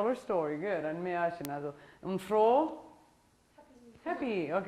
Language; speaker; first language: German; non-native, fluent; English